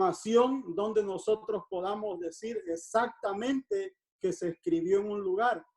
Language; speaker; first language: Spanish; native; Spanish